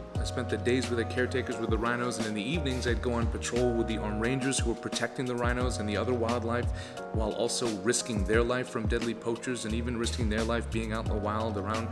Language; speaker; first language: English; native; English